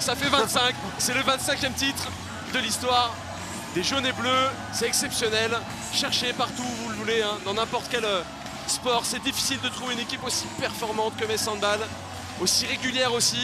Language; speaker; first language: French; native; French